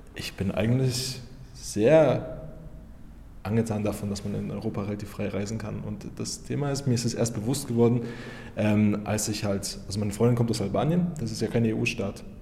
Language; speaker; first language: German; native; German